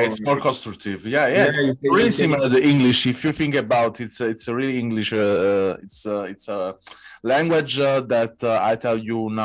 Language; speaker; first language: English; non-native, learner; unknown